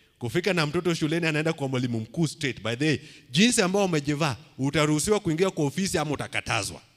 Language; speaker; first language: Swahili; non-native, local second language; Luo (Kenya and Tanzania)